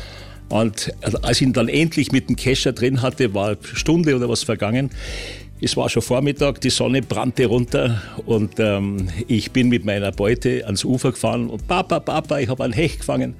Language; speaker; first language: German; native; German